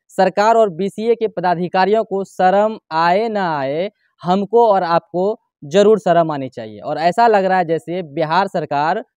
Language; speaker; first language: Hindi; native; Hindi